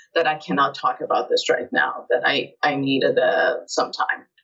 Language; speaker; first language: English; early bilingual, other home language; Persian